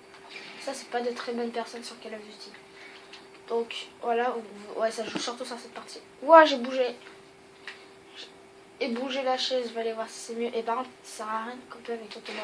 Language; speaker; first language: French; native; French